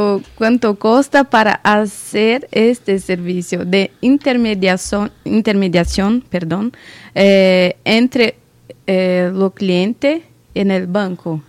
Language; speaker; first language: Spanish; non-native, learner; Portuguese